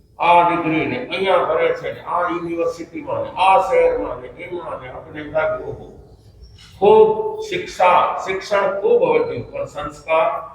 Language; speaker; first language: Gujarati; non-native, local second language; Kachhi